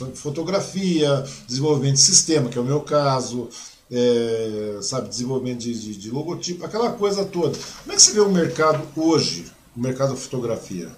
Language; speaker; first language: Portuguese; early bilingual, other home language; Chinese